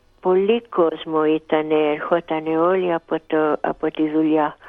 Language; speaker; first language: Greek; early bilingual, heritage; Greek